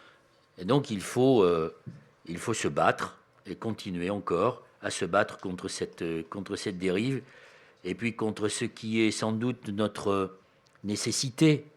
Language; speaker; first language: French; native; French